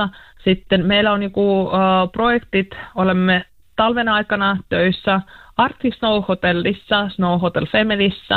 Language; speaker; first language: Finnish; non-native, learner; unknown